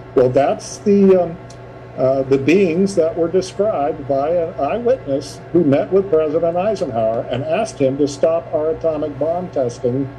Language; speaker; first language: English; native; English